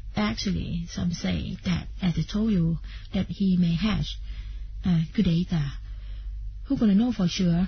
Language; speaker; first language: English; non-native, fluent; Thai